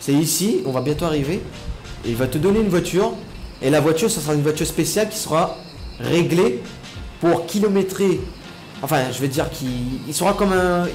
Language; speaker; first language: French; native; French